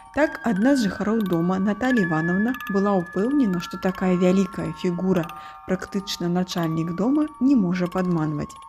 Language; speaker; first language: Belarusian; native; Belarusian